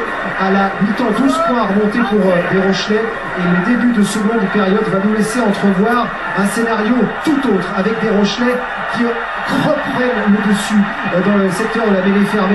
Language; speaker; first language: French; native; French